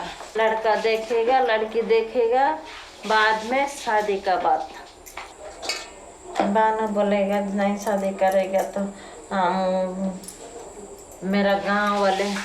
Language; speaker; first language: Hindi; non-native, local second language; Odia